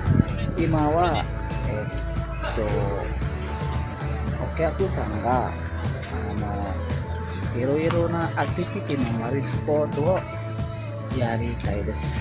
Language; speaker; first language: Japanese; non-native, fluent; Indonesian